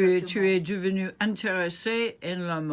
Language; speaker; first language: French; non-native, learner; English